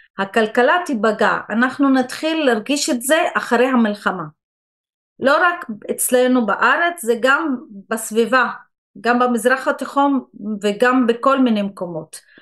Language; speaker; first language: Hebrew; non-native, local second language; Arabic